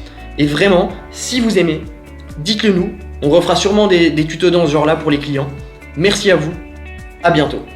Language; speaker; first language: French; native; French